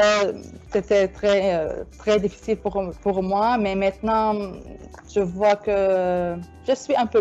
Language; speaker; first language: French; non-native, learner; Arabic